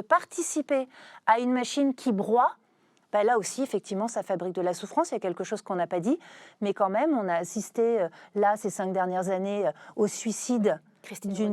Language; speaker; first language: French; native; French